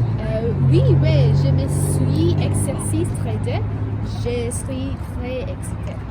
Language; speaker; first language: French; non-native, learner; English